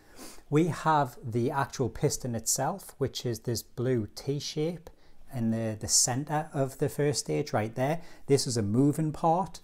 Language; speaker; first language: English; native; English